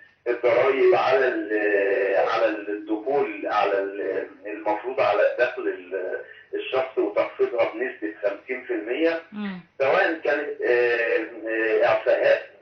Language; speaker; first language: Arabic; native; Arabic